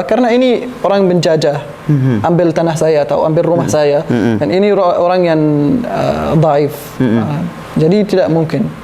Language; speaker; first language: Indonesian; non-native, learner; Arabic